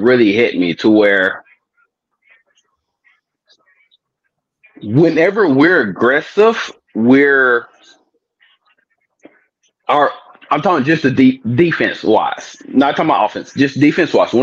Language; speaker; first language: English; native; English